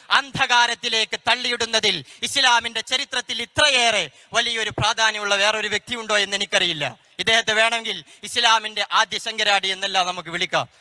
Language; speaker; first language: Malayalam; native; Malayalam